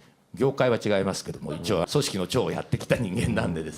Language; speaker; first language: Japanese; native; Japanese